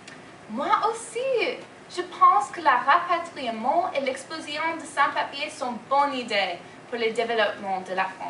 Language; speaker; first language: French; non-native, learner; English